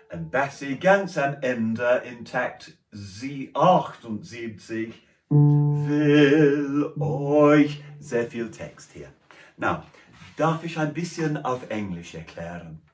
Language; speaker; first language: German; non-native, learner; English